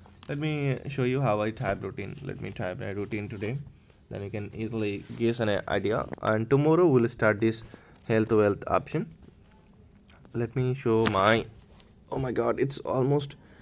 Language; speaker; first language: English; non-native, local second language; Bangla